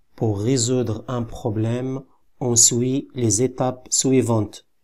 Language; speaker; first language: French; non-native, local second language; Arabic